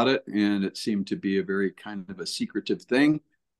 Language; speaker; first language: English; native; English